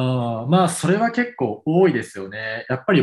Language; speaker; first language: Japanese; native; Japanese